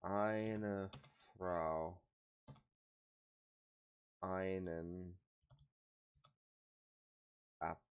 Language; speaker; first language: German; non-native, learner; English